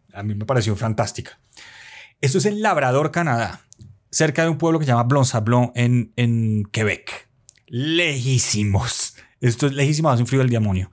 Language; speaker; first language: Spanish; native; Spanish